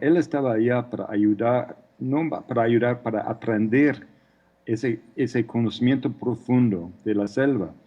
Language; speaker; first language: Spanish; non-native, fluent; English